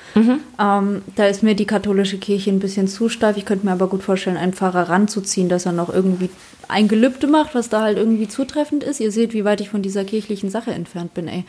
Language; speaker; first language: German; early bilingual, other home language; Polish